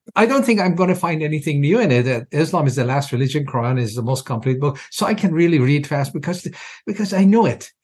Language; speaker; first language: English; non-native, fluent; Persian